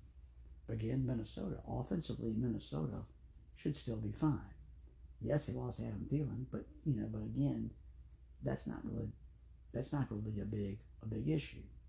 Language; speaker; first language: English; native; English